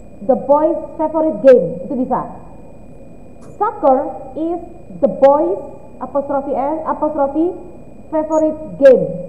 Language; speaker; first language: English; non-native, fluent; Indonesian